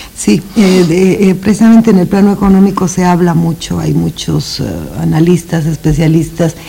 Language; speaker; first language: Spanish; native; Spanish